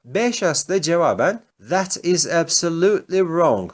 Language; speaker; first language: English; non-native, fluent; Turkish